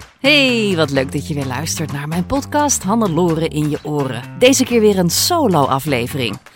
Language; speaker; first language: Dutch; native; Dutch